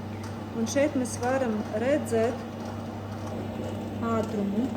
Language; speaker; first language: Latvian; native; Latvian